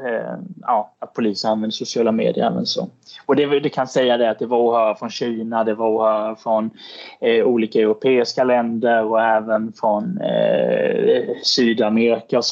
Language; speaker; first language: Swedish; native; Swedish